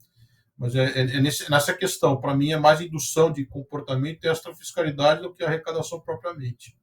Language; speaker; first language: Portuguese; native; Portuguese